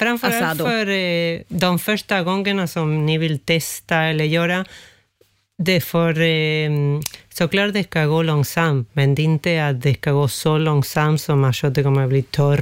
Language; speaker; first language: Swedish; non-native, fluent; Spanish